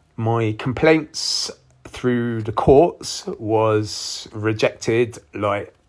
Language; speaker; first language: English; native; English